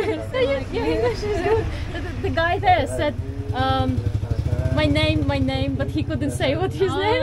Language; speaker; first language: English; non-native, fluent; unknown